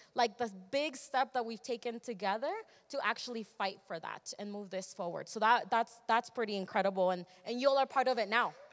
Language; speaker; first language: English; early bilingual, other home language; Spanish